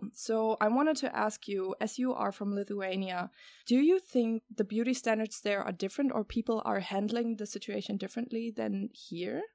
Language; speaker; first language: English; non-native, fluent; German